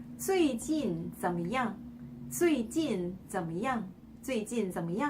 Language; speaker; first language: Chinese; non-native, learner; Korean